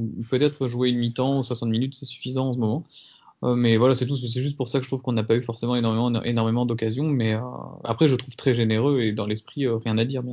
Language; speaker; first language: French; native; French